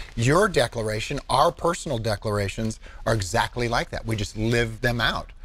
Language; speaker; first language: English; native; English